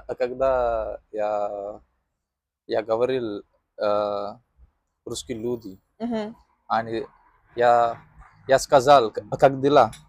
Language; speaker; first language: Russian; non-native, learner; Tamil